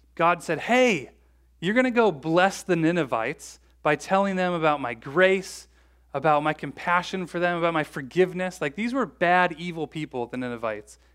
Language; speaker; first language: English; native; English